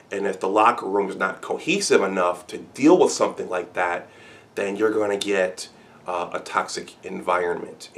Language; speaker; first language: English; native; English